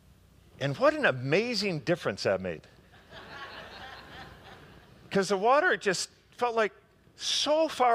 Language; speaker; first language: English; native; English